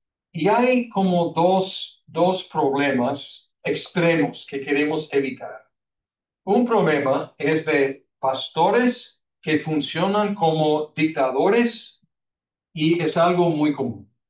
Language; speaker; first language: Spanish; non-native, fluent; English